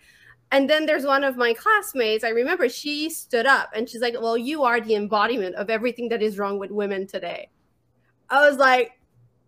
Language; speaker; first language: English; non-native, fluent; French